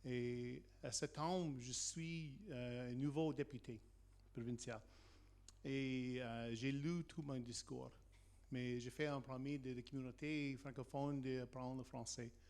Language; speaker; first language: French; non-native, learner; English